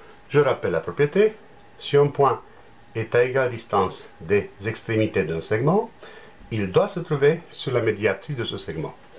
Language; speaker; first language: French; native; French